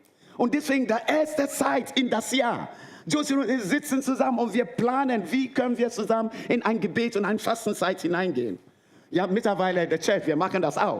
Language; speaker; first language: German; non-native, fluent; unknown